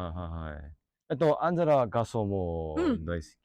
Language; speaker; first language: Japanese; non-native, learner; English